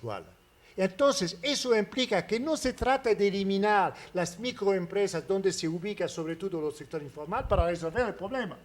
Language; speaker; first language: Spanish; non-native, fluent; French